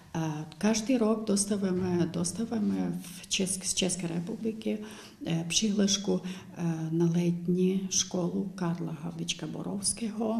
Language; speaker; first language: Czech; non-native, local second language; Ukrainian